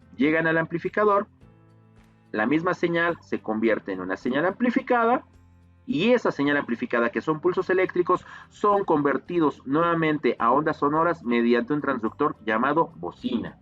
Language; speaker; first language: Spanish; native; Spanish